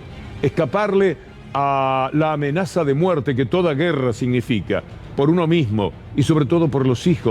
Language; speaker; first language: Spanish; native; Spanish